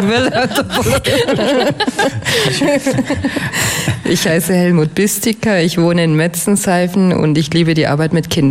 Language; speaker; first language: Slovak; non-native, fluent; German